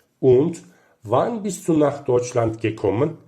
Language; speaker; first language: German; non-native, fluent; Turkish